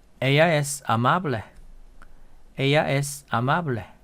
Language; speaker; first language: Spanish; non-native, fluent; Korean